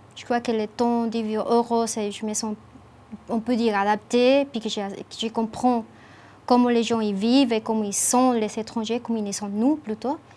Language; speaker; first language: French; non-native, fluent; Spanish